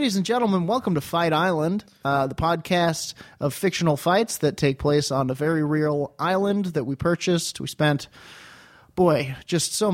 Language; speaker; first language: English; native; English